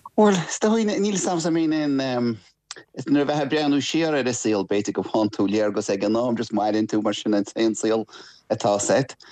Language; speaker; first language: Irish; non-native, local second language; English